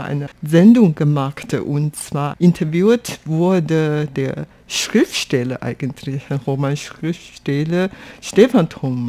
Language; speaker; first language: German; non-native, fluent; Chinese